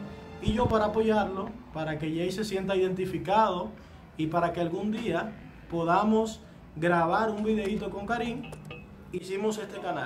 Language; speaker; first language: Spanish; native; Spanish